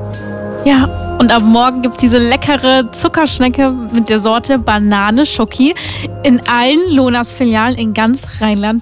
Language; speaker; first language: German; native; German